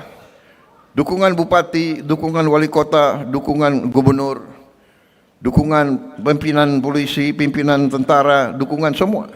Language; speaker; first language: Indonesian; native; Indonesian